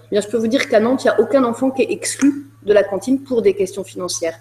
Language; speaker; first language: French; native; French